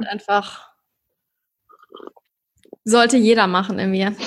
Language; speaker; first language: German; native; German